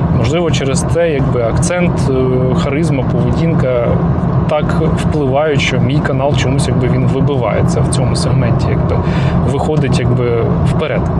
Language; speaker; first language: Ukrainian; non-native, local second language; Russian